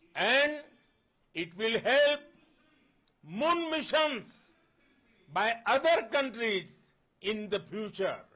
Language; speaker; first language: English; non-native, local second language; Gujarati